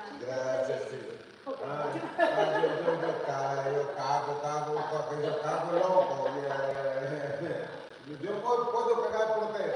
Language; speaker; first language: Spanish; non-native, learner; Portuguese